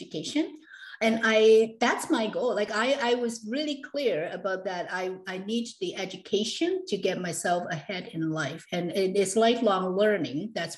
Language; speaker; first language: English; non-native, local second language; Cantonese